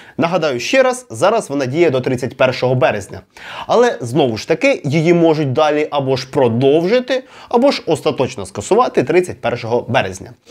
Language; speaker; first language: Ukrainian; non-native, local second language; Russian